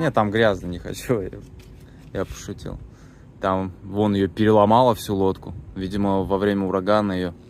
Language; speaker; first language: Russian; native; Russian